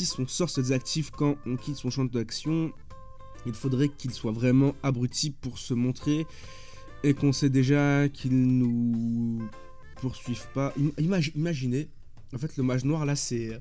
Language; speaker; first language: French; native; French